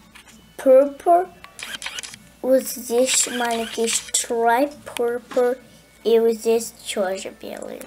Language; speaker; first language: Russian; early bilingual, heritage; Russian